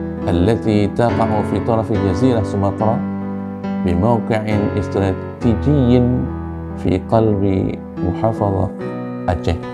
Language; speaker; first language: Arabic; non-native, fluent; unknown